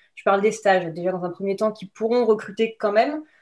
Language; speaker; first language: French; native; French